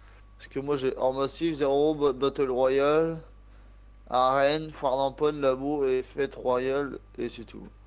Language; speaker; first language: French; native; French